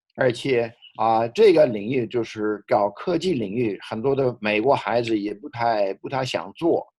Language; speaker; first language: Chinese; non-native, fluent; English